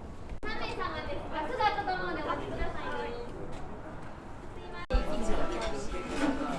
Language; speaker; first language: Japanese; native; Japanese